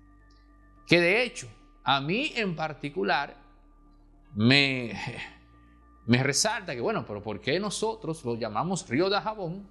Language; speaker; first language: Spanish; native; Spanish